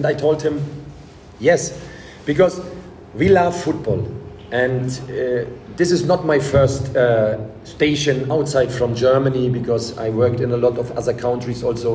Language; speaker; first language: English; non-native, fluent; German